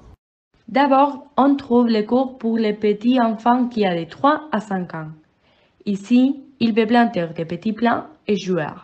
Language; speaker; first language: French; non-native, learner; Spanish